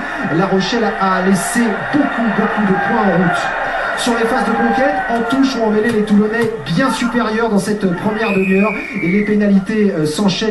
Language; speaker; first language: French; native; French